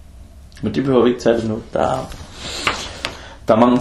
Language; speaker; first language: Danish; non-native, fluent; Arabic